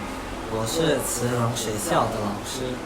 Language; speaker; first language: Chinese; non-native, learner; Indonesian